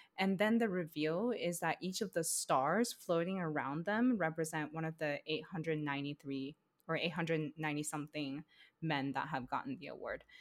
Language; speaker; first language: English; early bilingual, other home language; Chinese